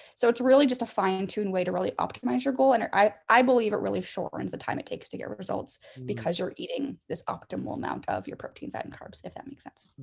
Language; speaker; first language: English; native; English